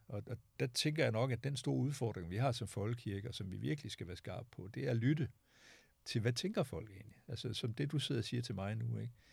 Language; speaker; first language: Danish; native; Danish